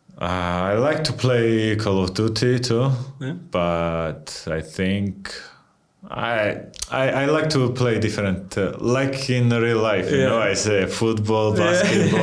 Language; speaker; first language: English; non-native, fluent; Georgian